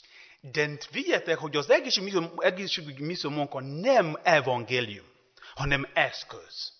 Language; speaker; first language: Hungarian; non-native, learner; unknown